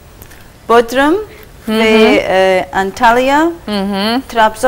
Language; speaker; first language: Turkish; non-native, learner; English